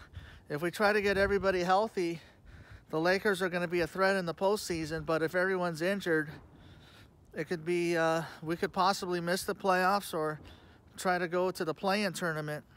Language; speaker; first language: English; native; English